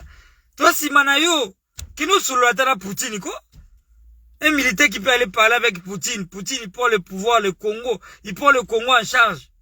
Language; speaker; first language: French; non-native, local second language; Lingala